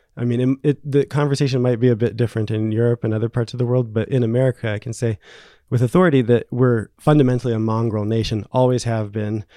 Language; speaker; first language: English; native; English